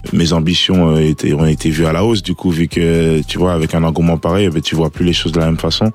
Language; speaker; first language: French; early bilingual, other home language; Lingala